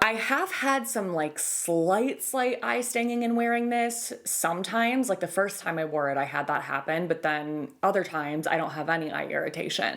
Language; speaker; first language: English; native; English